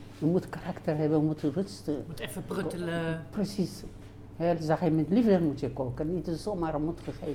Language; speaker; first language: Dutch; non-native, learner; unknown